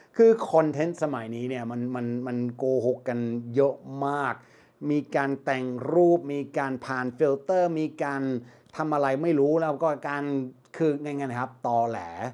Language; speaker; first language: Thai; non-native, fluent; English